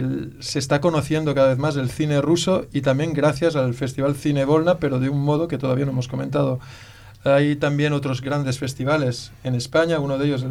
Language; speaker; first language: Spanish; native; Spanish